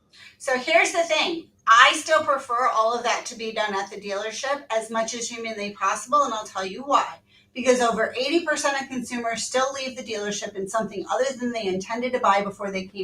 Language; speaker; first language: English; native; English